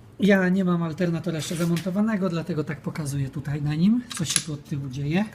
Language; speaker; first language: Polish; native; Polish